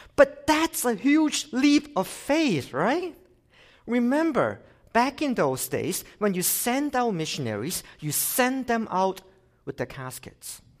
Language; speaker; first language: English; non-native, local second language; Cantonese